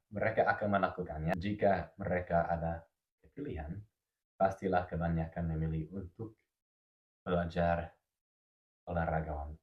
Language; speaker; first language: Indonesian; non-native, fluent; English